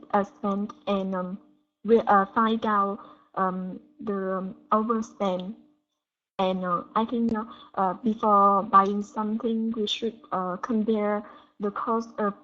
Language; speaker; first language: English; non-native, learner; Vietnamese